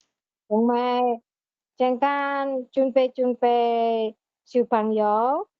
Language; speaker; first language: Cantonese; non-native, learner; Indonesian